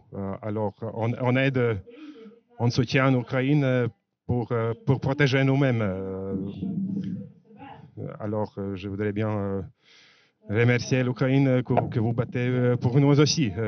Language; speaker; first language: French; non-native, fluent; Latvian